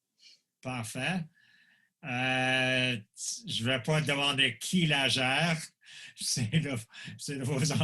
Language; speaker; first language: French; non-native, local second language; English